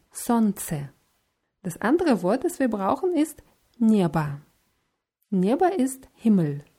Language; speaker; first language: German; non-native, fluent; Russian